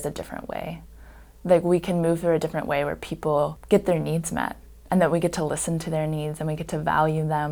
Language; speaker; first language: English; native; English